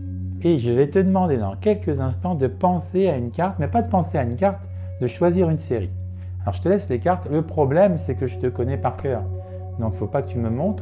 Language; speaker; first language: French; native; French